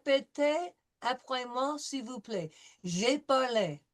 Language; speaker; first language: French; non-native, fluent; English